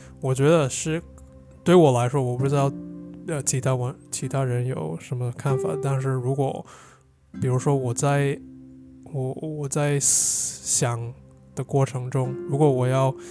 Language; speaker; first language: Chinese; non-native, fluent; English